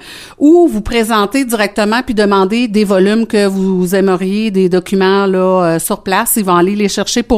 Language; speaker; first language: French; native; French